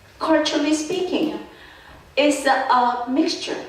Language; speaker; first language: English; non-native, fluent; Korean